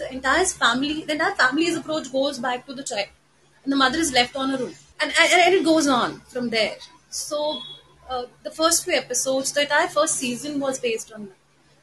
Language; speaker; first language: English; non-native, local second language; Hindi